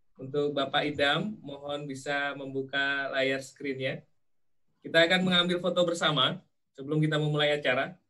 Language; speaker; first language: Indonesian; native; Indonesian